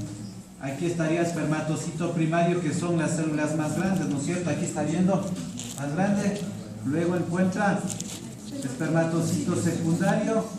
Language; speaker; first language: Spanish; native; Spanish